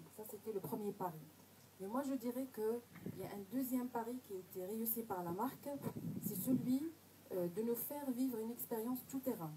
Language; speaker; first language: French; non-native, local second language; Arabic